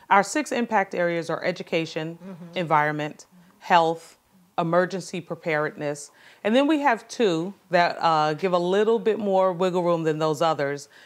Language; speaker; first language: English; native; English